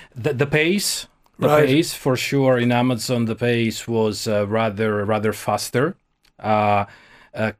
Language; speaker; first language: English; non-native, fluent; Italian